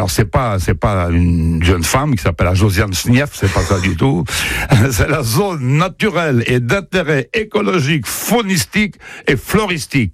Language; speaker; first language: French; native; French